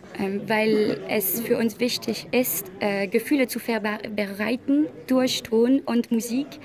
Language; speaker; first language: German; non-native, learner; French